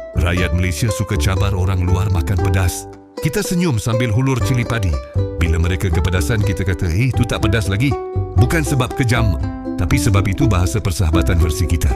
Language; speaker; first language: Malay; native; Malay